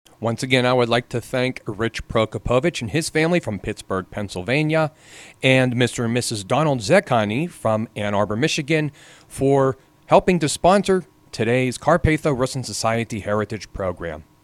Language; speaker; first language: English; native; English